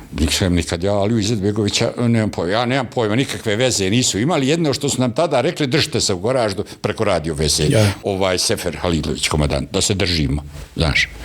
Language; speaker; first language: Bosnian; native; Bosnian